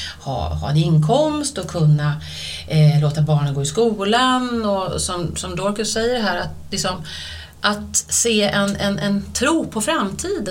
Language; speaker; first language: Swedish; native; Swedish